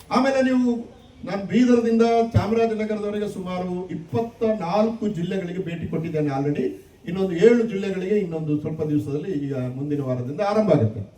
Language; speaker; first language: Kannada; non-native, local second language; Tulu